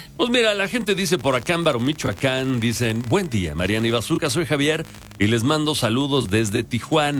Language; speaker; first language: Spanish; native; Spanish